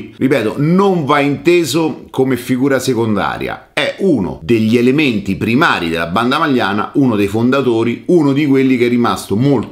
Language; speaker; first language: Italian; native; Italian